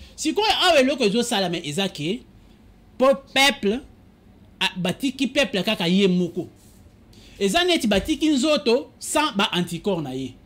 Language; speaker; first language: Lingala; native; Lingala